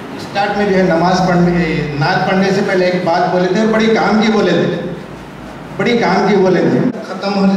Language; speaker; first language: Urdu; native; Urdu